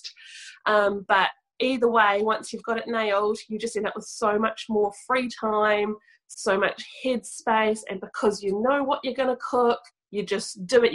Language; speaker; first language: English; native; English